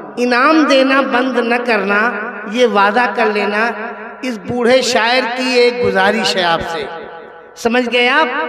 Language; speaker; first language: Hindi; native; Hindi